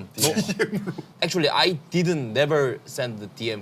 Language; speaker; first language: English; non-native, learner; Korean